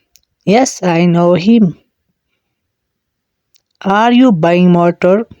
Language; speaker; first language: English; non-native, learner; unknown